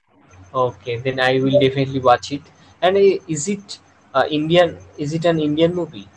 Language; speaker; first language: English; non-native, local second language; Bangla